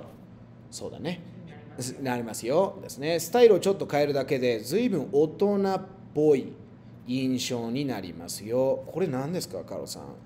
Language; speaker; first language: Japanese; non-native, fluent; Spanish